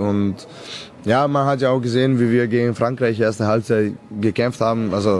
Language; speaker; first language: German; non-native, fluent; Serbian